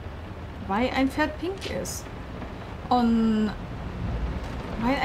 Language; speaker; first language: German; native; German